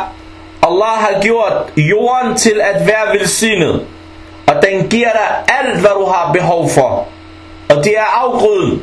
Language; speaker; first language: Danish; non-native, fluent; Arabic